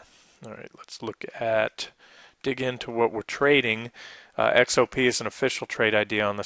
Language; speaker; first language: English; native; English